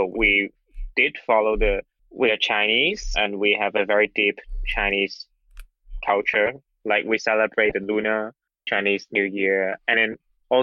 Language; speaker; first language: English; non-native, local second language; Cantonese